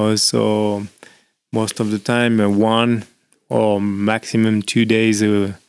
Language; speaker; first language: English; non-native, learner; French